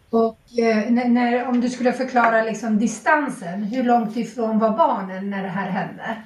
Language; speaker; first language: Swedish; native; Swedish